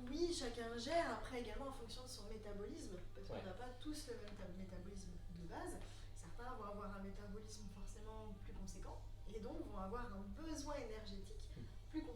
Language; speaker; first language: French; native; French